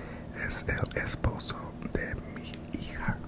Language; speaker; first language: Spanish; non-native, learner; English